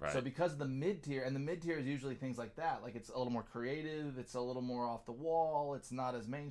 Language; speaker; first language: English; native; English